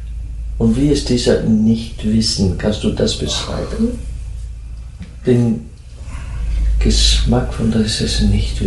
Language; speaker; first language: German; non-native, fluent; Dutch